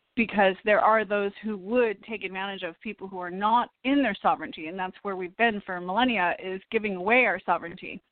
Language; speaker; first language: English; native; English